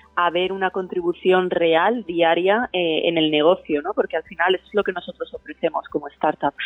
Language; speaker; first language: Spanish; native; Spanish